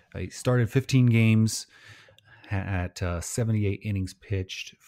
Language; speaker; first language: English; native; English